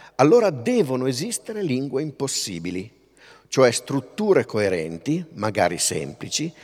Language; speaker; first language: Italian; native; Italian